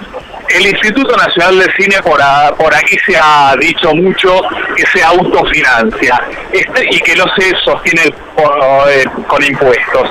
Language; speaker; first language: Spanish; native; Spanish